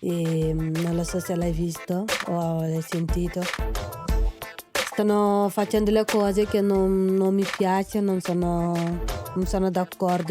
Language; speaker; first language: Italian; non-native, fluent; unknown